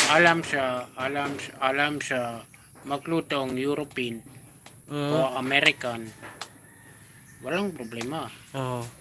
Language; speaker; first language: Filipino; non-native, learner; German